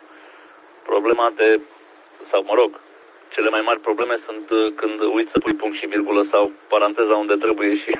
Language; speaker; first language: Romanian; native; Romanian